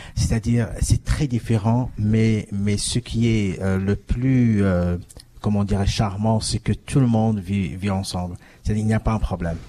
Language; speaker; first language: French; non-native, local second language; Arabic